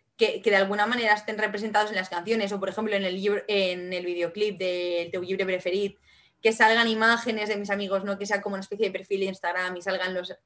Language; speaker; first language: Spanish; non-native, local second language; Catalan